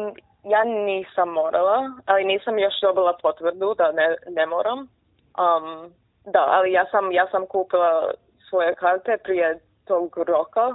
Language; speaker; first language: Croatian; early bilingual, heritage; Croatian